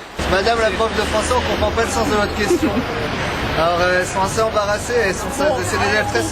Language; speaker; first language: French; native; French